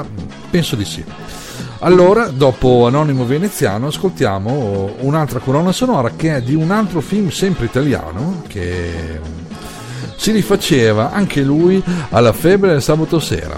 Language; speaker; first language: Italian; native; Italian